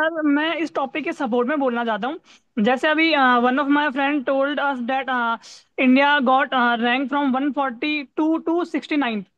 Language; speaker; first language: Hindi; native; Hindi